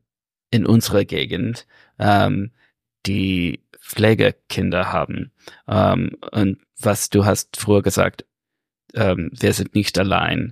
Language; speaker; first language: German; non-native, learner; English